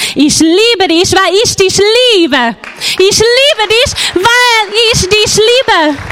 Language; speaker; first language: German; non-native, fluent; English